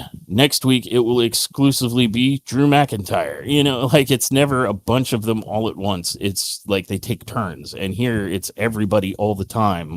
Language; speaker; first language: English; native; English